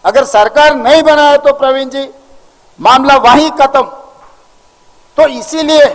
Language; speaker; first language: Hindi; non-native, local second language; Telugu